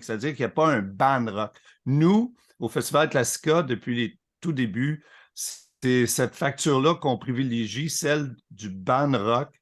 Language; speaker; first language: French; native; French